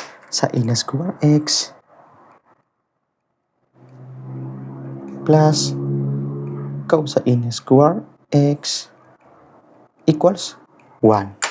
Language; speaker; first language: English; non-native, fluent; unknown